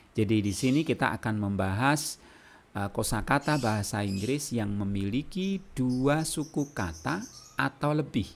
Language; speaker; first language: Indonesian; native; Indonesian